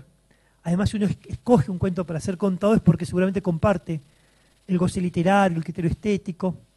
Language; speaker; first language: Spanish; native; Spanish